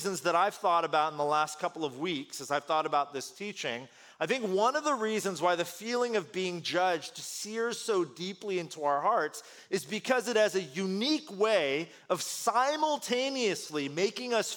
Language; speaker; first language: English; early bilingual, other home language; Korean